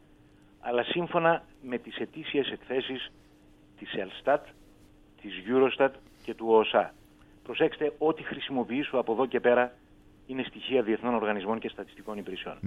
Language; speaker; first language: Greek; native; Greek